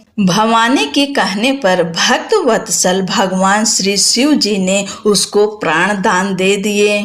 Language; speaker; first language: Hindi; native; Hindi